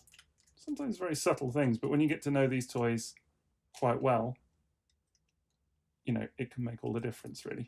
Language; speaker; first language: English; native; English